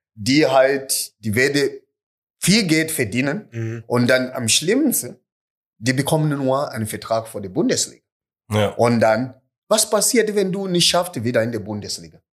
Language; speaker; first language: German; non-native, fluent; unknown